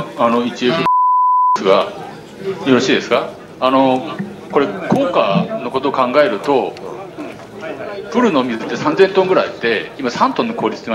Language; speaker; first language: Japanese; native; Japanese